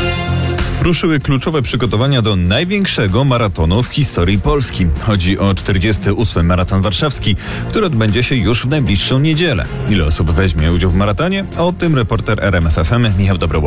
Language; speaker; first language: Polish; native; Polish